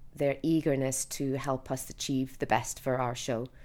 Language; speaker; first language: English; native; English